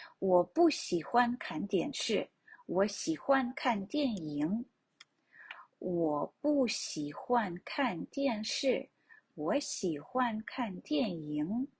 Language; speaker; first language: Chinese; non-native, fluent; Ukrainian